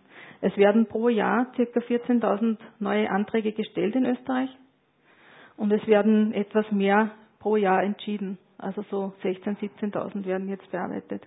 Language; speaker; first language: German; native; German